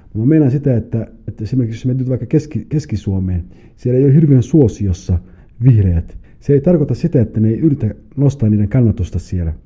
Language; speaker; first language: Finnish; early bilingual, other home language; Somali